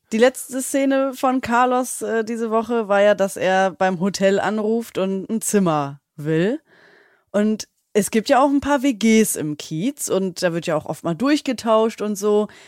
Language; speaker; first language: German; native; German